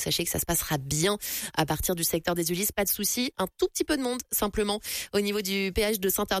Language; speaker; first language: French; native; French